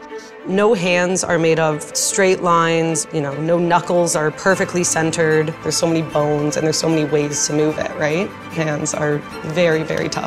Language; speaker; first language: English; native; English